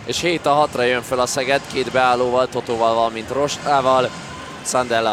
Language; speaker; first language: Hungarian; native; Hungarian